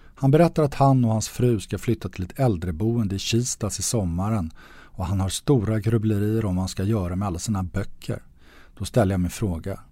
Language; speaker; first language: Swedish; native; Swedish